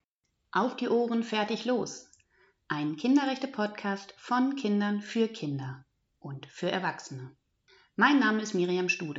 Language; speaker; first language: German; native; German